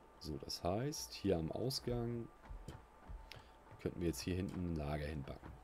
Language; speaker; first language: German; native; German